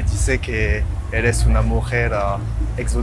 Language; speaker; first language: Spanish; non-native, learner; French